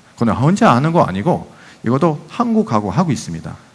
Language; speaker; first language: Korean; non-native, fluent; Dutch